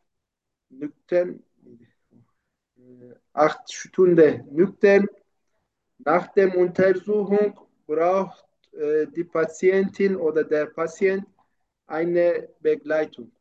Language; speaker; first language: German; non-native, learner; Turkish